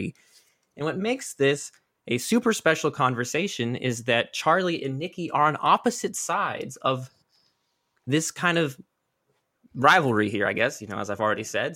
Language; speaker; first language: English; native; English